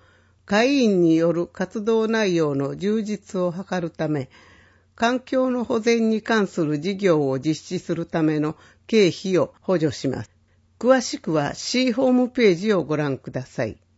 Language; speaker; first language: Japanese; native; Japanese